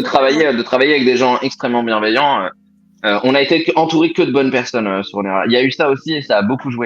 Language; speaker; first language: French; native; French